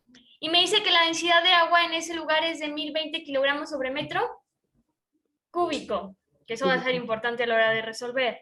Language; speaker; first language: Spanish; native; Spanish